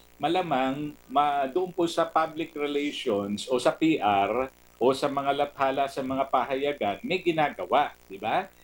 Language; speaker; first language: Filipino; native; Filipino